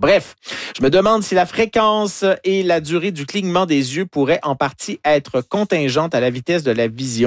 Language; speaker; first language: French; native; French